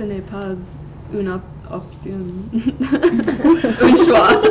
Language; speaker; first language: French; non-native, learner; English